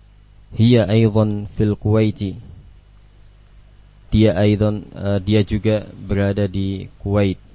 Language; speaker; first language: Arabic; non-native, fluent; Indonesian